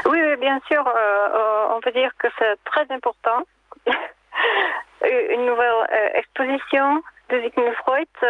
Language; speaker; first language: French; non-native, learner; Czech